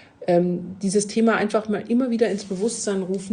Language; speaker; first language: German; native; German